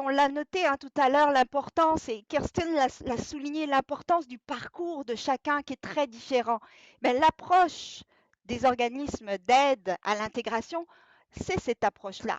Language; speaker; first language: French; native; French